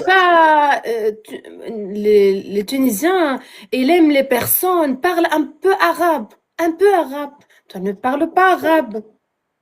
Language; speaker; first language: French; non-native, learner; Arabic